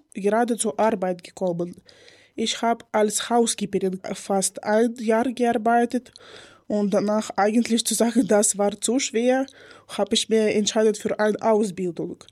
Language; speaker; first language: German; non-native, learner; Ukrainian